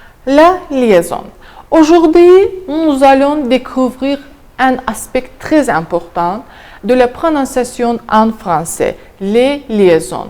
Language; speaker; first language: French; non-native, fluent; Azerbaijani